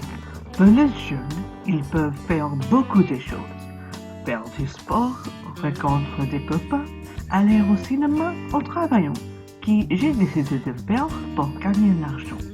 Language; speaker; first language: French; non-native, learner; English